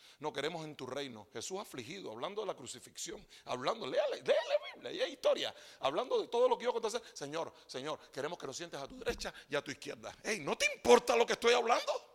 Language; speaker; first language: Spanish; native; Spanish